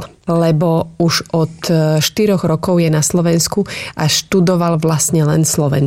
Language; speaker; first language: Slovak; native; Slovak